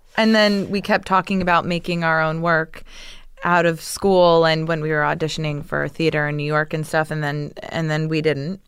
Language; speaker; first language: English; native; English